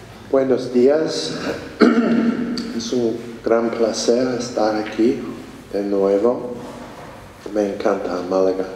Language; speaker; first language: Spanish; non-native, fluent; English